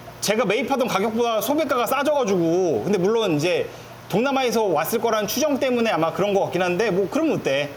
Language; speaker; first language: Korean; native; Korean